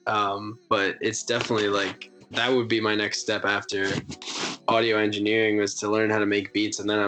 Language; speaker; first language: English; native; English